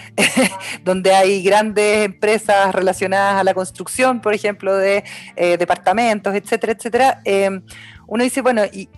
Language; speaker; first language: Spanish; native; Spanish